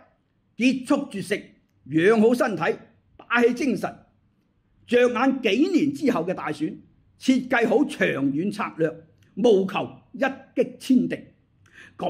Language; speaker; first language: Chinese; native; Chinese